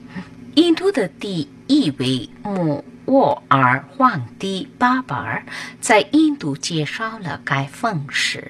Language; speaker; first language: Chinese; non-native, learner; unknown